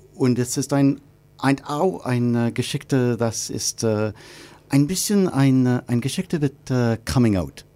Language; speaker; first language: German; non-native, learner; English